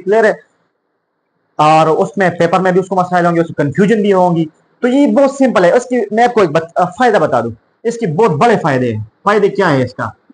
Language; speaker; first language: Urdu; non-native, local second language; Pashto